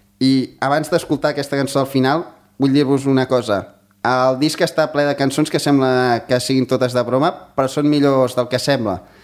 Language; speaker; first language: Catalan; native; Catalan